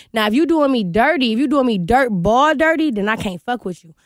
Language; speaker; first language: English; native; English